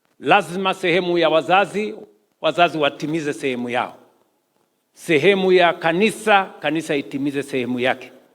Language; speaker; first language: Swahili; non-native, local second language; Kalenjin